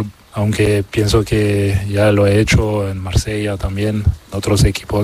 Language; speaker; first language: Spanish; non-native, fluent; French